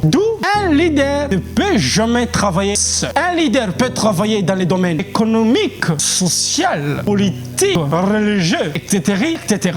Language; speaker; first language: French; non-native, local second language; Lingala